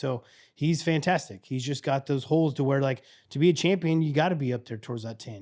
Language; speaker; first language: English; native; English